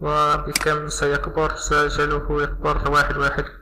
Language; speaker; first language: Arabic; native; Arabic